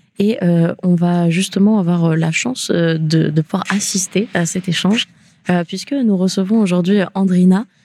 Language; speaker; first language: French; native; French